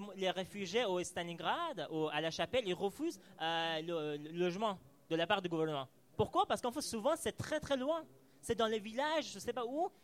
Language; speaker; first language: French; non-native, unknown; Persian